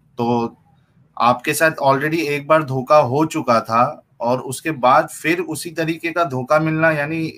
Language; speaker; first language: Hindi; native; Hindi